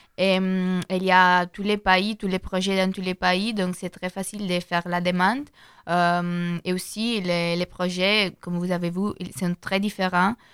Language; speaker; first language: French; non-native, learner; Italian